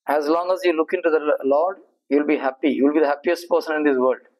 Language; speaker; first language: English; non-native, local second language; Tamil